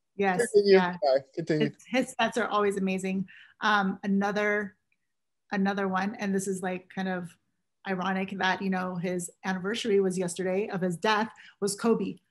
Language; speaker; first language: English; native; English